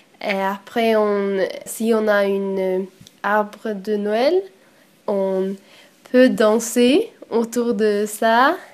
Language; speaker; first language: French; non-native, learner; Swedish